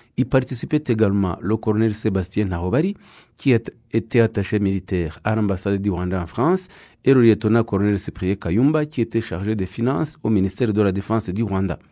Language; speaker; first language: French; non-native, local second language; Kinyarwanda